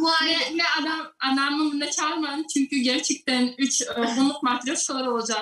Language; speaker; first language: Turkish; non-native, learner; Russian